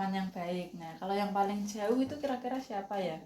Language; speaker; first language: Indonesian; native; Indonesian